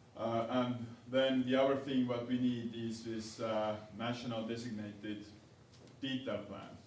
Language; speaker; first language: English; non-native, fluent; Estonian